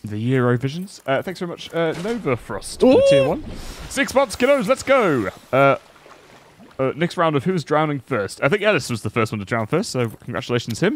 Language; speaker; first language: English; native; English